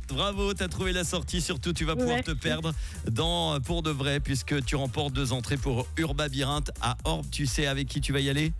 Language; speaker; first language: French; native; French